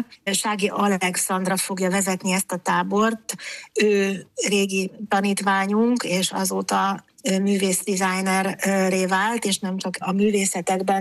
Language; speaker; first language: Hungarian; native; Hungarian